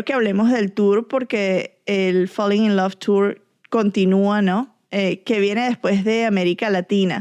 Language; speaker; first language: Spanish; native; Spanish